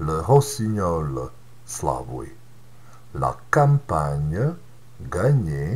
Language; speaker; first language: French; non-native, fluent; Serbian